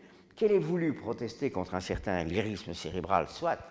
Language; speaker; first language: French; native; French